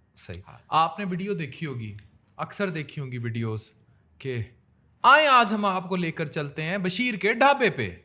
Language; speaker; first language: Urdu; native; Urdu